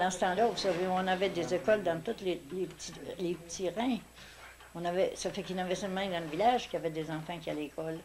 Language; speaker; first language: French; native; French